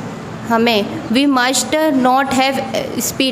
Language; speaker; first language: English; non-native, learner; Hindi